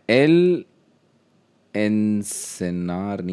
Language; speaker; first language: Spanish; non-native, learner; Hindi